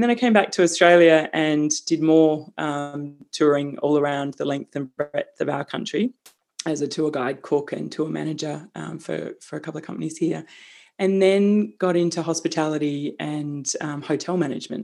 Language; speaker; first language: English; native; English